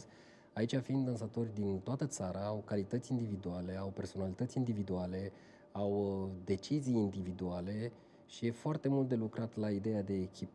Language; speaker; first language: Romanian; native; Romanian